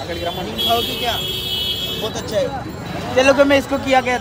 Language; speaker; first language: Hindi; non-native, learner; Bangla